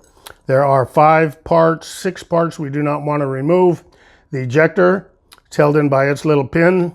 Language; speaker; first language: English; native; English